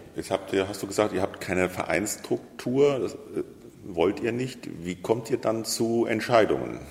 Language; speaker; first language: German; native; German